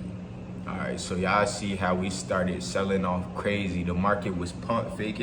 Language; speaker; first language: English; native; English